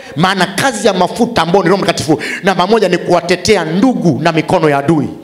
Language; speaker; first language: Swahili; native; Swahili